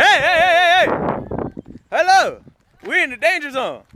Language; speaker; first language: English; native; English